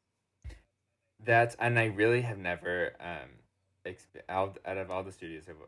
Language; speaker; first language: English; native; English